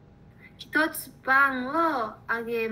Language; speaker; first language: Japanese; non-native, learner; Spanish